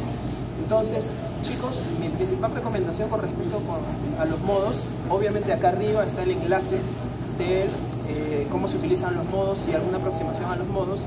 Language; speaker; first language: Spanish; native; Spanish